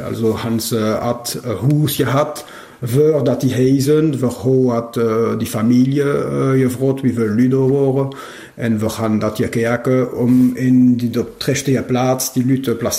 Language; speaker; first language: German; non-native, local second language; French